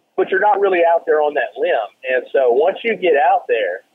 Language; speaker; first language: English; native; English